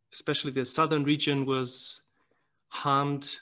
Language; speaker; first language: English; non-native, fluent; German